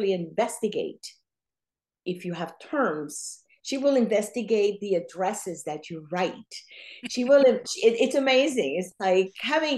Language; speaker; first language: English; non-native, fluent; Spanish